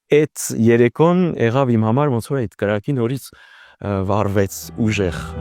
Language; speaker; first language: Armenian; early bilingual, heritage; Armenian